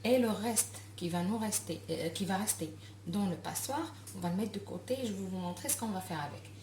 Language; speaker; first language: French; non-native, local second language; Arabic